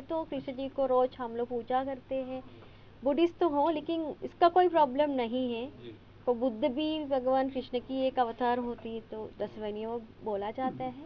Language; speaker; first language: Hindi; non-native, fluent; Sinhala